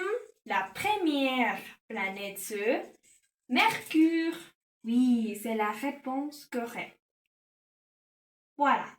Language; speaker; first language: French; non-native, learner; Spanish